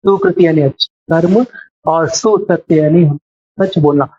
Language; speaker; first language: Hindi; non-native, local second language; Telugu